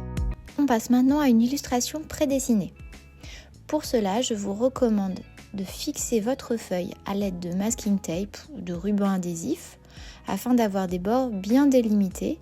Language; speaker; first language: French; native; French